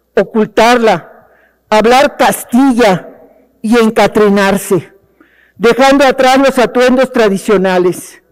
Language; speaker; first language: Spanish; native; Spanish